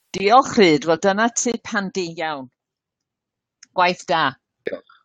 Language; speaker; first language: Welsh; non-native, learner; English